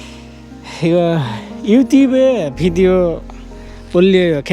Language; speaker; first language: Korean; non-native, learner; Bangla